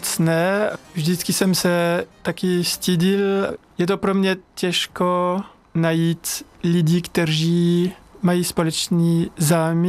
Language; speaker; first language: Czech; non-native, learner; French